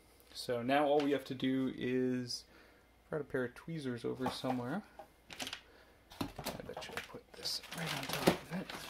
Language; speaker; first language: English; native; English